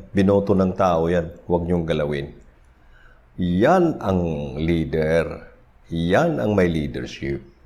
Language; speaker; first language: Filipino; non-native, local second language; Cebuano